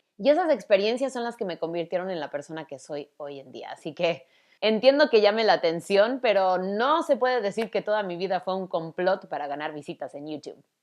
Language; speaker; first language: Spanish; early bilingual, other home language; English